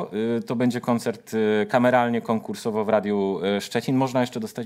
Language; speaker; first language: Polish; native; Polish